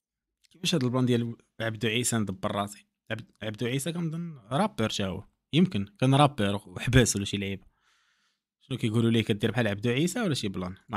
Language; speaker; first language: Arabic; native; Arabic